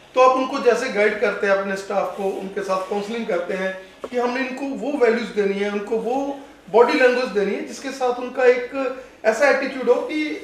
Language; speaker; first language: Hindi; non-native, local second language; Punjabi